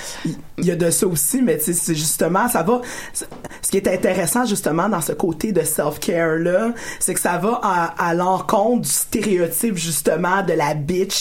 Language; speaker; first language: French; native; French